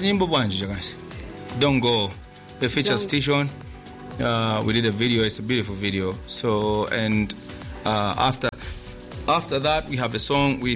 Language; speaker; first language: English; non-native, local second language; Nyanja